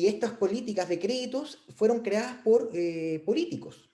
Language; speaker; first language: Spanish; native; Spanish